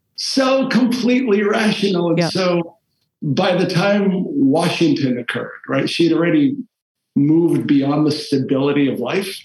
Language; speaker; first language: English; early bilingual, other home language; Portuguese